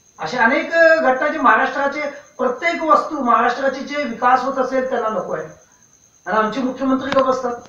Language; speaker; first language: Marathi; non-native, local second language; Urdu